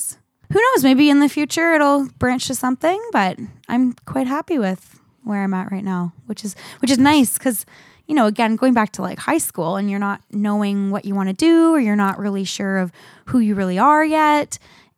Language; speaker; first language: English; native; English